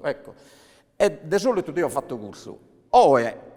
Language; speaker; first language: Italian; non-native, local second language; Sardinian